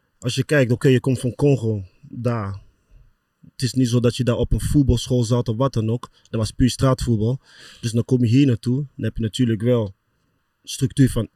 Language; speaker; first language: Dutch; early bilingual, other home language; Lingala